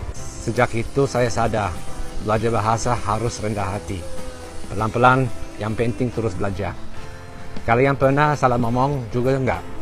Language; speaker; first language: Indonesian; non-native, fluent; German